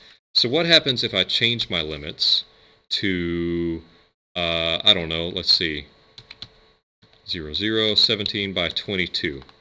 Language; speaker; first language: English; native; English